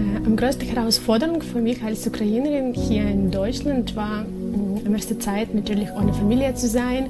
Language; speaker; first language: German; non-native, fluent; Ukrainian